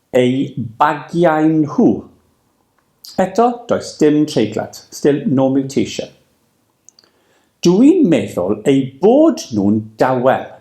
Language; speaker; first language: Welsh; native; Welsh